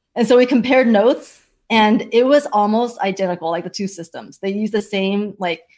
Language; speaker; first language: English; early bilingual, other home language; Chinese